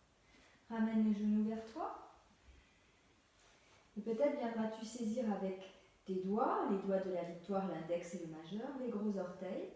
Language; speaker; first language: French; native; French